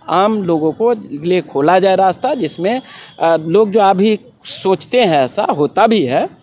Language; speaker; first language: Hindi; native; Hindi